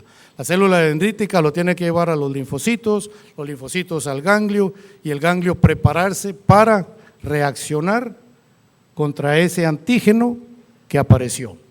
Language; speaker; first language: Spanish; native; Spanish